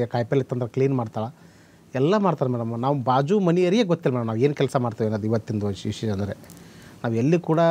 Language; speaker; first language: Kannada; native; Kannada